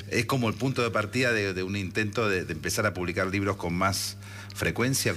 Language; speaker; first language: Spanish; native; Spanish